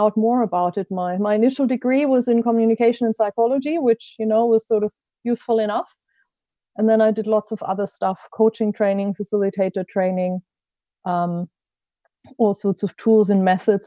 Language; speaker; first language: English; non-native, fluent; German